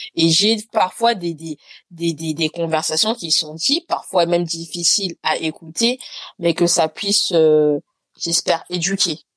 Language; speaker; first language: French; native; French